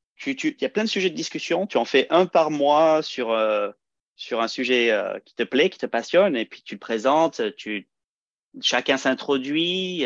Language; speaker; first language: French; early bilingual, heritage; French